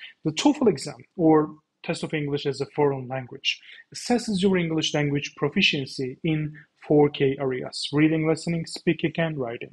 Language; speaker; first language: English; non-native, fluent; Turkish